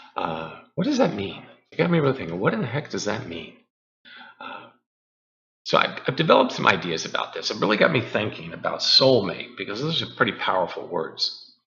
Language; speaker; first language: English; native; English